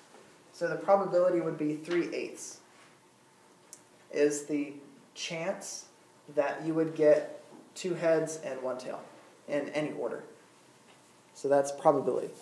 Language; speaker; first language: English; native; English